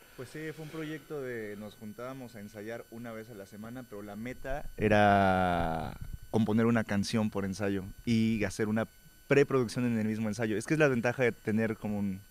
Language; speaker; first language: Spanish; native; Spanish